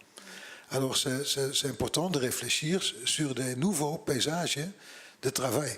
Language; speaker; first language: French; non-native, learner; Dutch